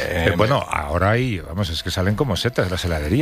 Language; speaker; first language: Spanish; native; Spanish